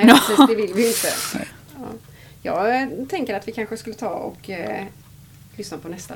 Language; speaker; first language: Swedish; native; Swedish